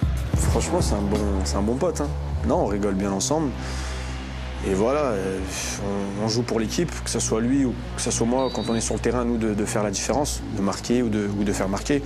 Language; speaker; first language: French; native; French